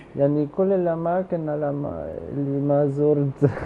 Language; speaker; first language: Arabic; non-native, learner; German